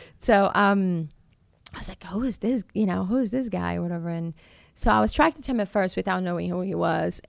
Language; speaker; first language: English; non-native, fluent; Portuguese